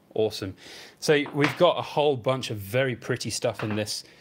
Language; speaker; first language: English; native; English